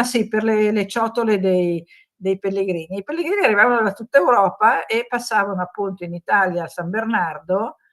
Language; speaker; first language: Italian; native; Italian